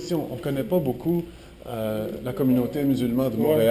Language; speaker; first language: French; native; French